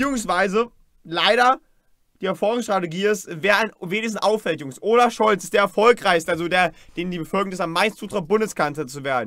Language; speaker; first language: German; native; German